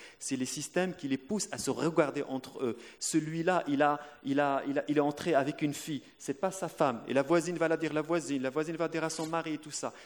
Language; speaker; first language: French; non-native, local second language; Arabic